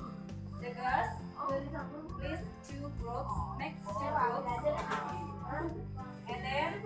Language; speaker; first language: English; non-native, learner; Indonesian